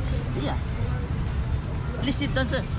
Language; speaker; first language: English; non-native, learner; Indonesian